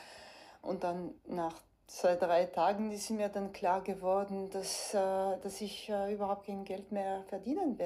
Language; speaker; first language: German; non-native, fluent; French